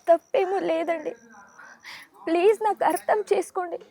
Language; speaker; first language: Telugu; non-native, learner; Kannada